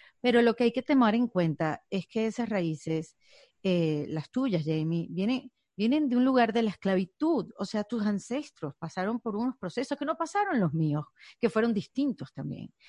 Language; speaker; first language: Spanish; native; Spanish